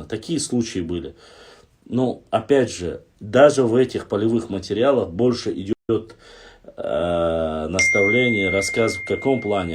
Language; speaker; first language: Russian; non-native, local second language; Chechen